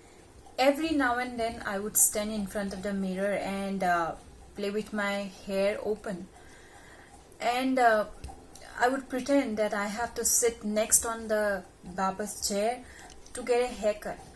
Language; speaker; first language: English; non-native, local second language; Hindi